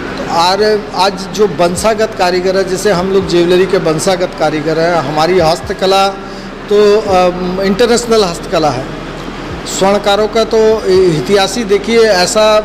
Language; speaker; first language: Hindi; native; Hindi